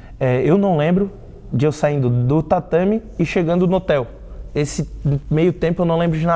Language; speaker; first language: Portuguese; native; Portuguese